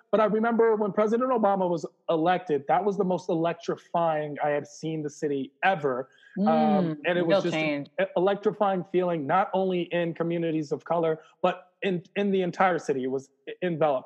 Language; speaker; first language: English; native; English